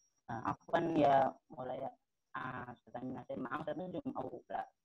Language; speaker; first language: Arabic; non-native, learner; Indonesian